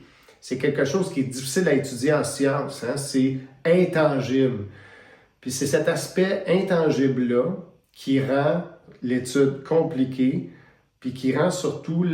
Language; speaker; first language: French; native; French